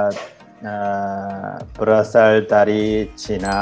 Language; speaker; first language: Indonesian; non-native, learner; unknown